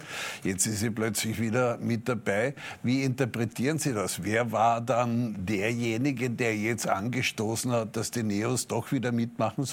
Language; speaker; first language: German; native; German